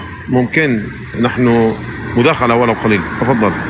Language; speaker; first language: Arabic; non-native, learner; Indonesian